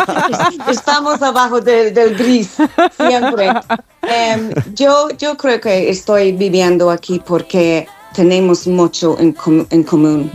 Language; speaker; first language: Spanish; non-native, learner; English